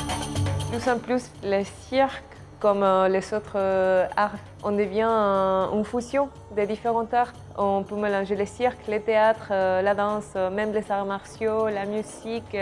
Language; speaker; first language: French; non-native, fluent; Spanish